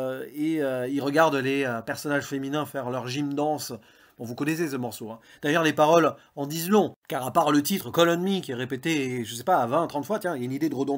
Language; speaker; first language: French; native; French